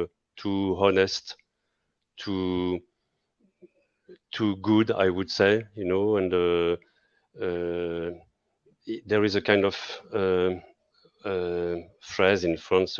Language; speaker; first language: English; non-native, fluent; French